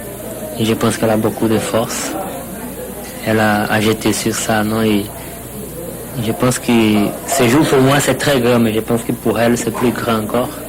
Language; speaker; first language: French; non-native, fluent; Portuguese